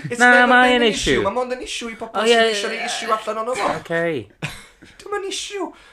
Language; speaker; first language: Welsh; native; Welsh